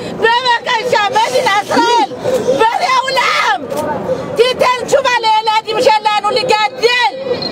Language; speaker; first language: Hebrew; non-native, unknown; Amharic